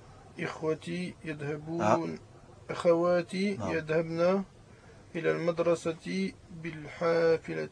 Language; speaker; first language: Arabic; non-native, learner; French